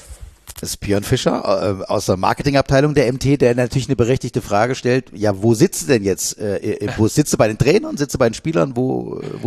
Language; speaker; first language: German; native; German